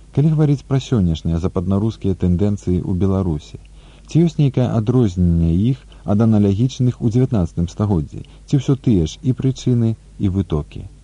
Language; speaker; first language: Belarusian; native; Belarusian